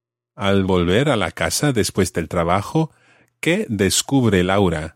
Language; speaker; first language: Spanish; non-native, fluent; English